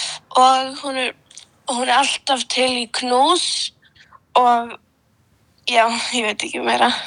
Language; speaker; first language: Icelandic; early bilingual, other home language; Polish